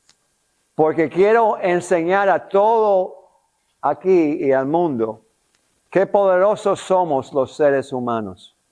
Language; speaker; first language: Spanish; non-native, local second language; English